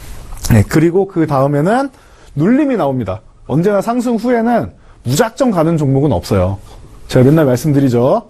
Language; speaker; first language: Korean; native; Korean